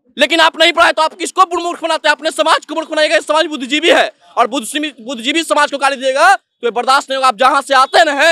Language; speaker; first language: Hindi; native; Hindi